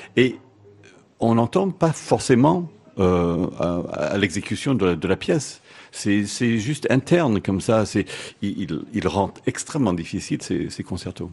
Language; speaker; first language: French; native; French